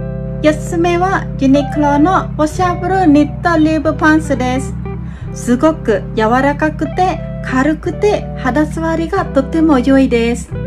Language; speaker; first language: Japanese; non-native, fluent; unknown